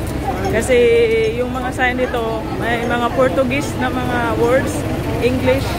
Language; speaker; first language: Filipino; non-native, local second language; Cebuano